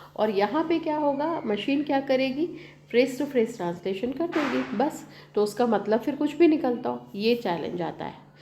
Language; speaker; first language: Hindi; native; Hindi